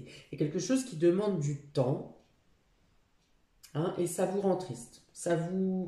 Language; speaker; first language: French; native; French